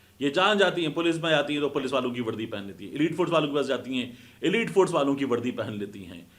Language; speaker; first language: Urdu; native; Urdu